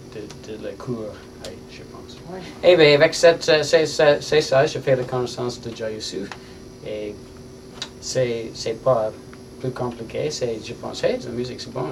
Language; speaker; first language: French; non-native, learner; English